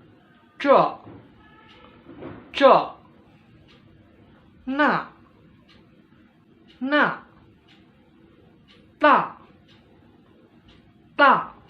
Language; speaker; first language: Chinese; non-native, fluent; Indonesian